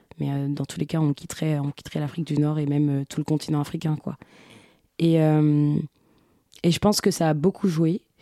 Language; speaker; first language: French; native; French